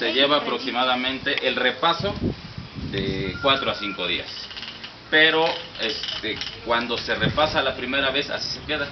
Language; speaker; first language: Spanish; native; Spanish